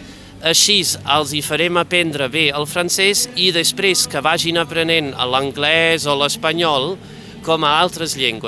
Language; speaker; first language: Catalan; non-native, fluent; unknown